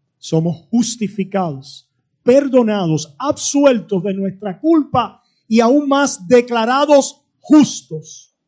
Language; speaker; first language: Spanish; native; Spanish